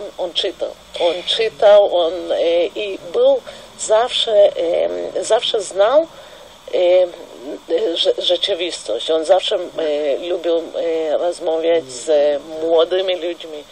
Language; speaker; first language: Polish; non-native, fluent; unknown